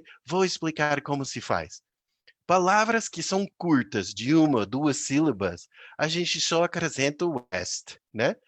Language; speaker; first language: Portuguese; non-native, fluent; English